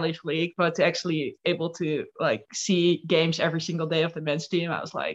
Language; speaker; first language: English; non-native, fluent; Dutch